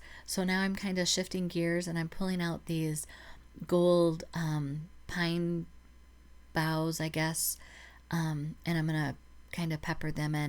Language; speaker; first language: English; native; English